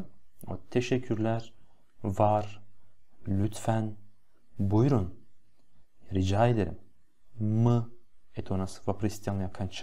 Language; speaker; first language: Russian; non-native, fluent; Turkish